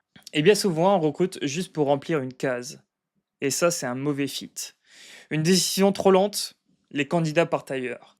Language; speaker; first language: French; native; French